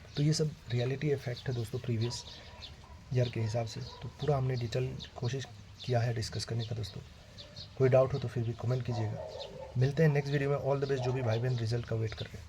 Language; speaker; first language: Hindi; non-native, local second language; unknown